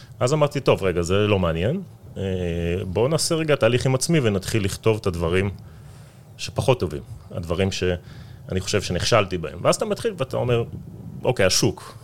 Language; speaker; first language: Hebrew; native; Hebrew